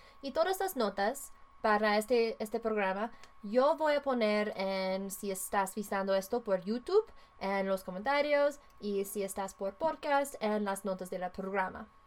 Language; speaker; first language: Spanish; non-native, learner; English